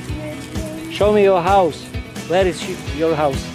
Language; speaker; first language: English; non-native, learner; Slovak